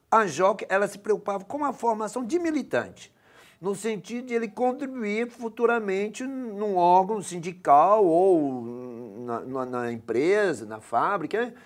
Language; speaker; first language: Portuguese; non-native, fluent; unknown